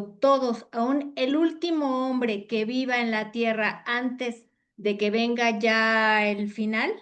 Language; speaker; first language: Spanish; native; Spanish